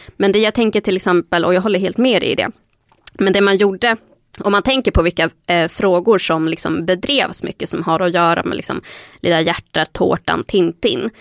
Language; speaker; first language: Swedish; early bilingual, other home language; Spanish